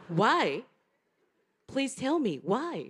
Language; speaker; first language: English; non-native, learner; Japanese